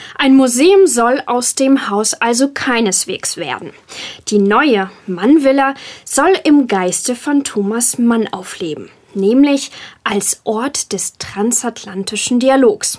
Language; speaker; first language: German; native; German